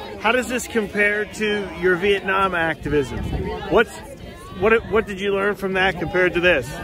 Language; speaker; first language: English; native; English